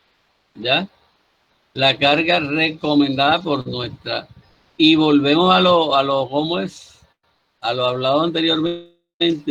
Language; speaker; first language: Spanish; native; Spanish